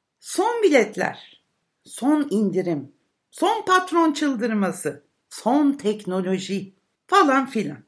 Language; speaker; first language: Turkish; native; Turkish